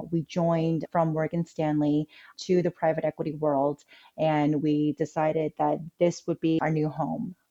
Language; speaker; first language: English; early bilingual, other home language; Korean